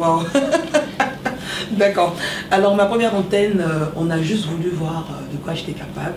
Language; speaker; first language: French; native; French